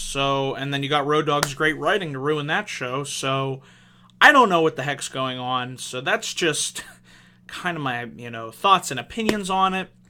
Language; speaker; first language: English; native; English